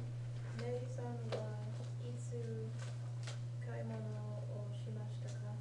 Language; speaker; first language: Japanese; non-native, learner; English